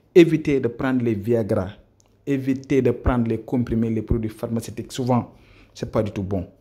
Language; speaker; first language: French; non-native, local second language; Wolof